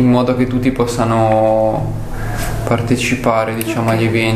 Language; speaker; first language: Italian; native; Italian